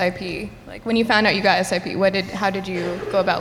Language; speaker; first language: English; native; English